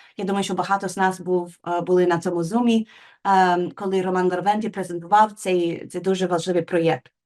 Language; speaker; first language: Ukrainian; non-native, fluent; English